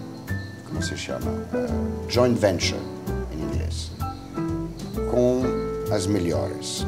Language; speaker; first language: Portuguese; non-native, fluent; French